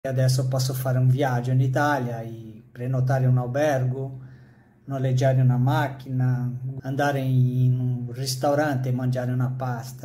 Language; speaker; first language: Italian; non-native, learner; Portuguese